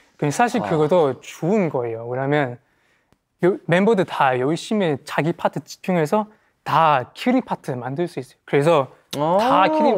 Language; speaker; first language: Korean; non-native, fluent; Chinese